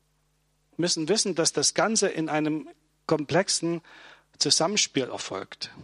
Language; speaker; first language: German; native; German